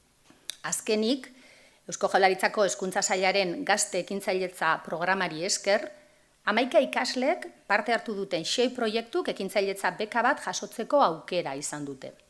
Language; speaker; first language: Basque; native; Basque